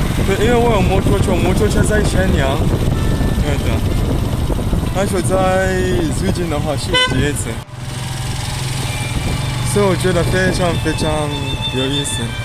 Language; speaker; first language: Chinese; non-native, fluent; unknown